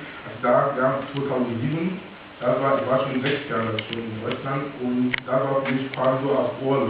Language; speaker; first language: German; non-native, fluent; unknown